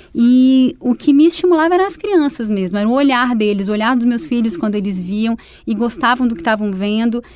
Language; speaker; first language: Portuguese; native; Portuguese